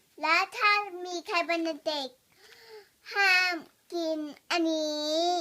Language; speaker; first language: Thai; early bilingual, heritage; English